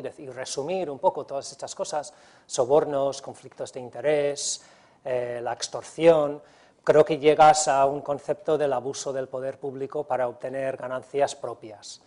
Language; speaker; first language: Spanish; non-native, fluent; English